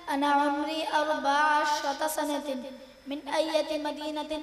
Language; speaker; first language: Arabic; non-native, learner; Urdu